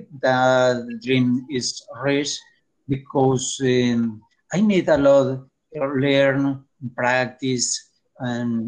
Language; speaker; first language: English; non-native, learner; Spanish